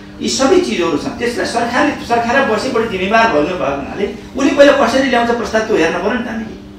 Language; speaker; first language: Nepali; native; Nepali